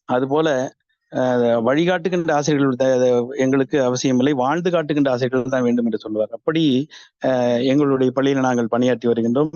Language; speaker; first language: Tamil; native; Tamil